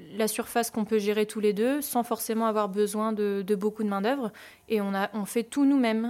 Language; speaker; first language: French; native; French